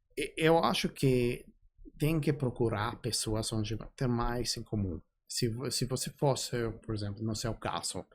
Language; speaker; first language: Portuguese; non-native, fluent; English